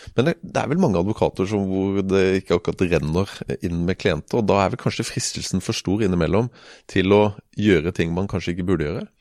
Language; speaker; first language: Norwegian; native; Norwegian